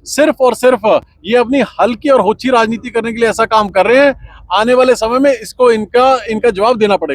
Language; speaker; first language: Hindi; non-native, local second language; Punjabi